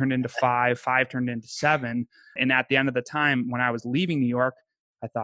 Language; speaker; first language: English; native; English